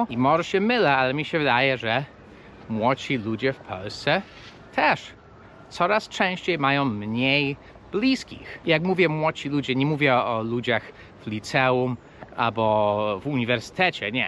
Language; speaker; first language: Polish; non-native, fluent; English